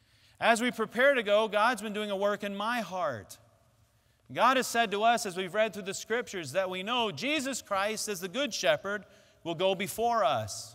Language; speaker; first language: English; native; English